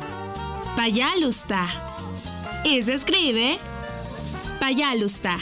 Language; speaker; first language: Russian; non-native, learner; Spanish